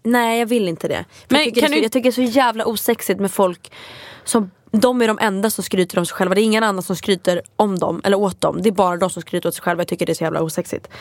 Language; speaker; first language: Swedish; native; Swedish